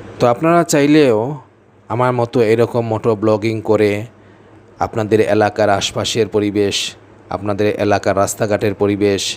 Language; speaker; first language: Bangla; native; Bangla